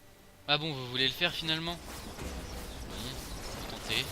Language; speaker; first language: French; native; French